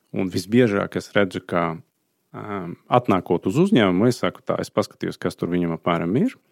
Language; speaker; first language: Latvian; non-native, fluent; Azerbaijani